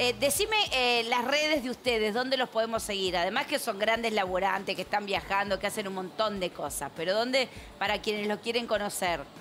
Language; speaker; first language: Spanish; native; Spanish